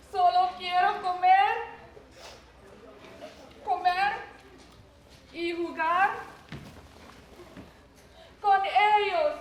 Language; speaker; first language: Spanish; non-native, learner; English